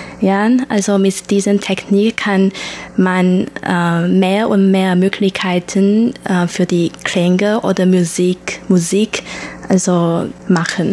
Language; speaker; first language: German; non-native, learner; Chinese